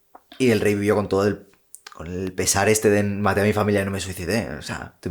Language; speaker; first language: Spanish; native; Spanish